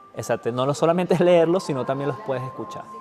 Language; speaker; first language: Spanish; native; Spanish